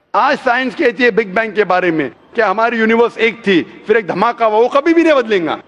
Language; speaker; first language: Hindi; non-native, local second language; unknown